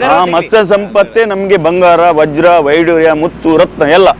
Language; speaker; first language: Kannada; native; Kannada